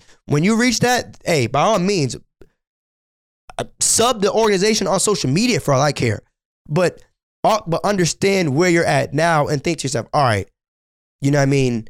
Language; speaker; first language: English; native; English